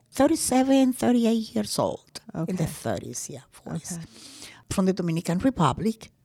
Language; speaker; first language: English; non-native, fluent; Spanish